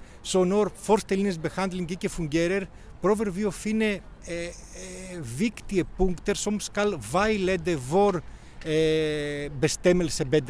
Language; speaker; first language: Norwegian; non-native, fluent; Greek